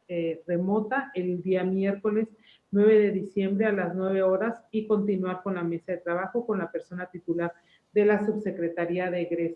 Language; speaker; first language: Spanish; native; Spanish